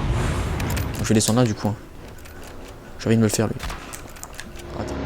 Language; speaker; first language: French; native; French